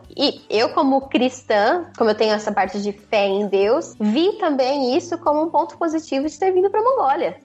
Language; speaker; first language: Portuguese; native; Portuguese